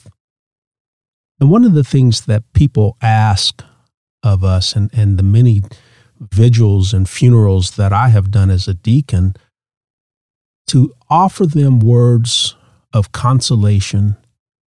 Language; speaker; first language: English; native; English